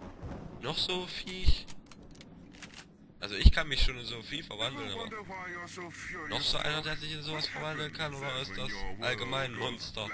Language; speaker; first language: German; native; German